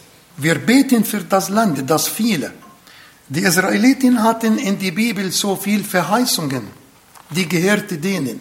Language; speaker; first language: German; non-native, fluent; Arabic